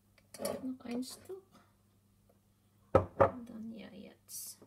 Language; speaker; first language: German; non-native, learner; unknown